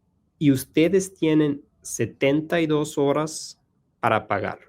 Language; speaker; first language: Spanish; non-native, learner; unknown